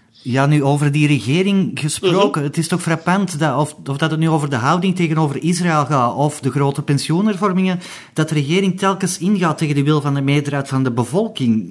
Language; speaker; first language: Dutch; native; Dutch